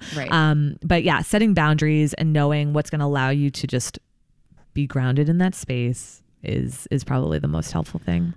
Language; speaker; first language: English; native; English